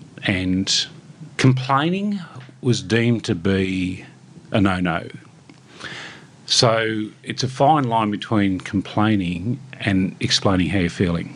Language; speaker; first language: English; native; English